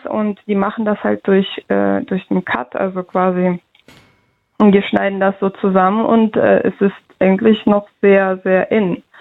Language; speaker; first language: German; early bilingual, other home language; Russian